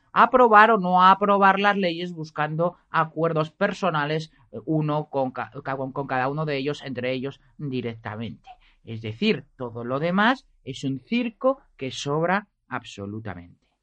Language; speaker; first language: Spanish; native; Spanish